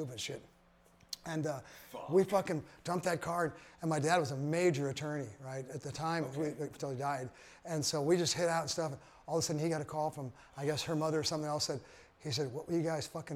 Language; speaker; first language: English; native; English